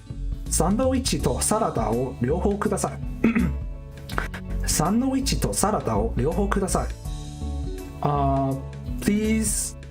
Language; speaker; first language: Japanese; non-native, learner; English